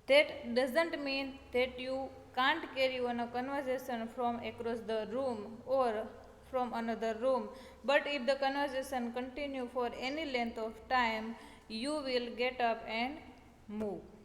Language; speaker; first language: English; non-native, local second language; Gujarati